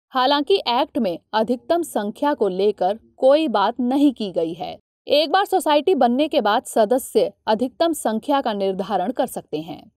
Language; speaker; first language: Hindi; native; Hindi